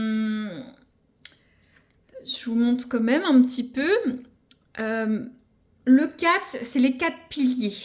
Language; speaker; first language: French; native; French